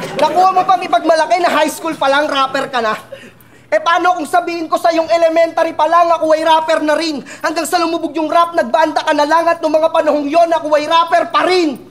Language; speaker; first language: Filipino; native; Filipino